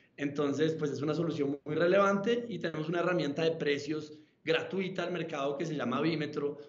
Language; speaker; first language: Spanish; native; Spanish